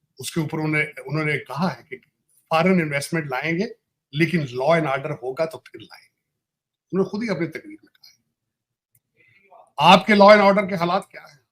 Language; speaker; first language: Urdu; non-native, local second language; Punjabi